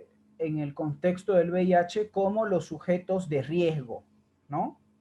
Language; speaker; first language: Spanish; native; Spanish